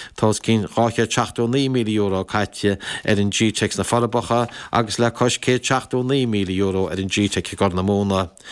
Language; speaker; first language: Irish; native; Irish